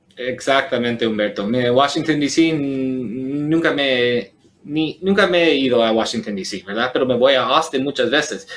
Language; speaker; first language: Spanish; early bilingual, heritage; Spanish